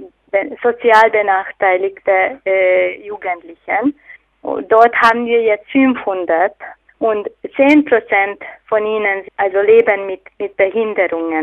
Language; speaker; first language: German; non-native, fluent; Hungarian